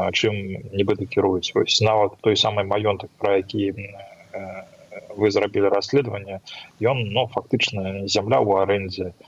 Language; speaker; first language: Belarusian; non-native, local second language; Russian